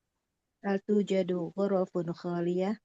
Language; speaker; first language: Arabic; non-native, learner; Indonesian